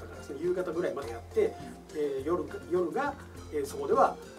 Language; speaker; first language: Japanese; native; Japanese